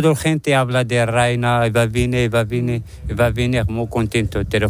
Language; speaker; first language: Spanish; non-native, learner; Arabic